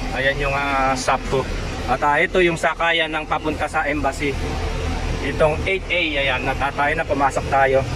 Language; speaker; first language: Filipino; non-native, local second language; Pampanga